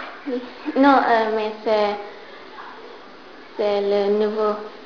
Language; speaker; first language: French; non-native, learner; English